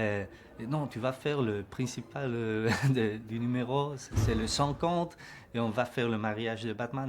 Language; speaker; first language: French; non-native, learner; Spanish